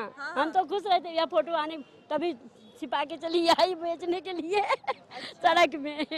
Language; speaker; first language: Hindi; native; Hindi